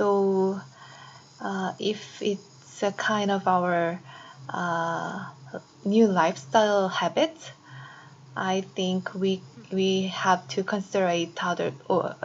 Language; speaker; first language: English; non-native, fluent; Korean